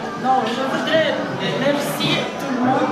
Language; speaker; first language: French; non-native, learner; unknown